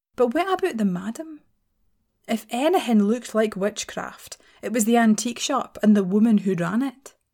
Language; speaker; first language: English; native; English